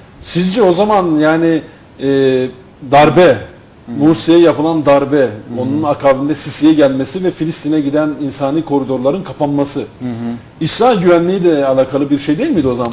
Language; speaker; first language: Turkish; native; Turkish